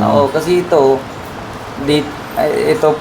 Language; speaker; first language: Filipino; non-native, learner; Punjabi